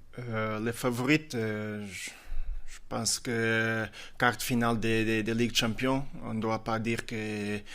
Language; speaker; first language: French; non-native, fluent; Portuguese